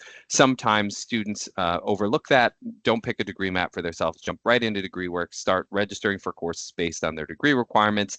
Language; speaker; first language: English; native; English